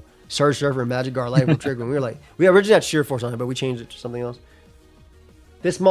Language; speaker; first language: English; native; English